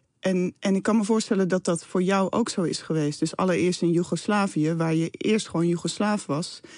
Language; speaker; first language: Dutch; native; Dutch